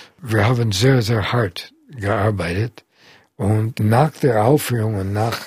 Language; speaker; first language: German; non-native, fluent; English